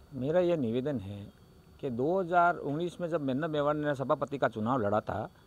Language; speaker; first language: Hindi; native; Hindi